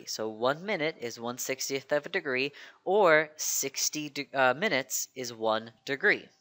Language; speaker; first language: English; native; English